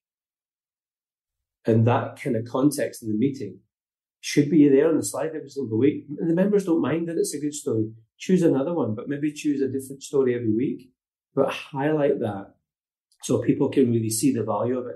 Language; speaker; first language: English; native; English